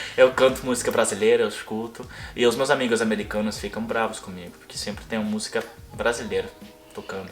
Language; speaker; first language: Portuguese; non-native, fluent; English